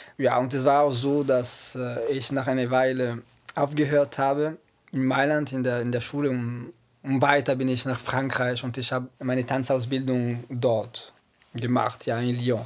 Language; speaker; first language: German; non-native, fluent; Italian